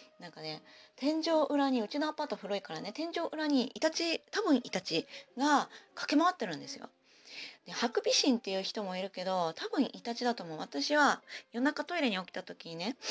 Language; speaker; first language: Japanese; native; Japanese